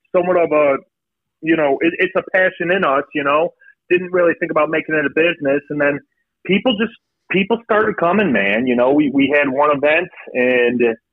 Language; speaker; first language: English; native; English